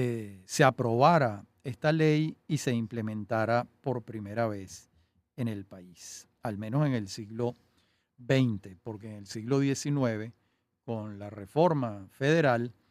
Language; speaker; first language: Spanish; native; Spanish